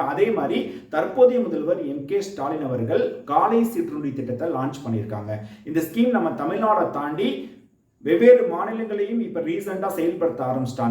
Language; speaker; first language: Tamil; native; Tamil